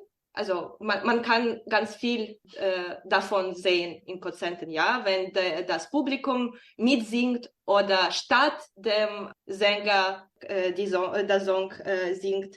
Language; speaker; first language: German; non-native, fluent; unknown